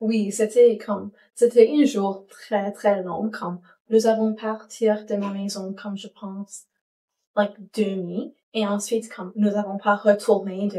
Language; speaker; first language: French; non-native, learner; English